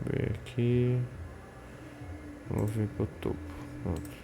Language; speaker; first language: Portuguese; native; Portuguese